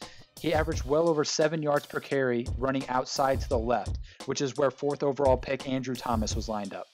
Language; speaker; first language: English; native; English